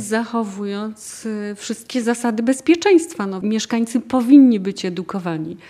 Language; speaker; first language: Polish; native; Polish